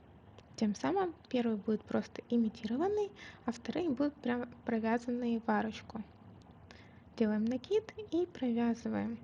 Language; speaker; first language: Russian; native; Russian